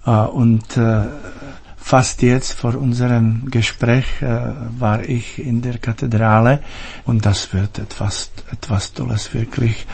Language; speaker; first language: German; non-native, fluent; Czech